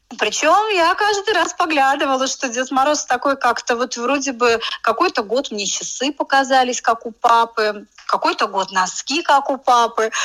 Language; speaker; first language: Russian; native; Russian